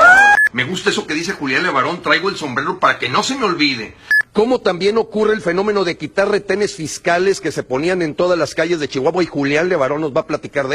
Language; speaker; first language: Spanish; native; Spanish